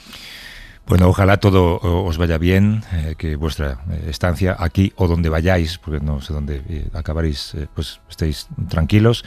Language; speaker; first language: Spanish; native; Spanish